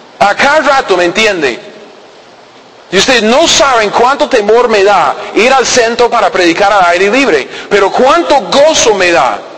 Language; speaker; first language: Spanish; non-native, learner; English